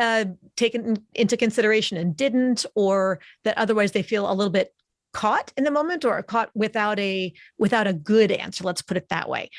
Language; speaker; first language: English; native; English